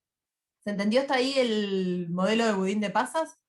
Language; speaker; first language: Spanish; native; Spanish